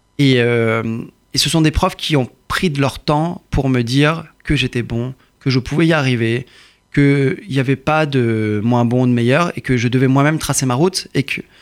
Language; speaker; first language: French; early bilingual, other home language; Persian